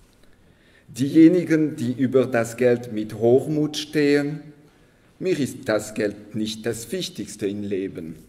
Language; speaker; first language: German; non-native, local second language; French